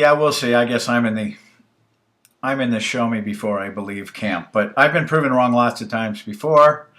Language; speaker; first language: English; native; English